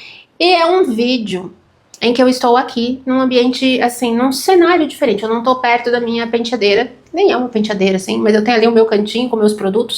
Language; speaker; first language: Portuguese; native; Portuguese